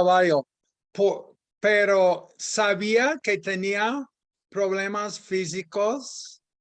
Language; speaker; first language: Spanish; non-native, fluent; English